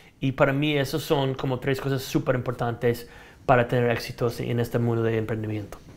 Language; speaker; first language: Spanish; non-native, fluent; English